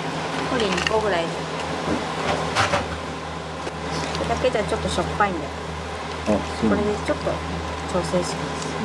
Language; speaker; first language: Japanese; native; Japanese